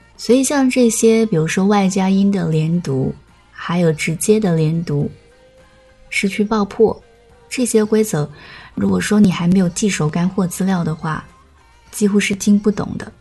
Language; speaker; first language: Chinese; native; Chinese